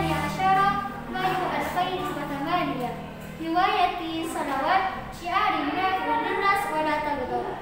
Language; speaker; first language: Arabic; non-native, learner; Indonesian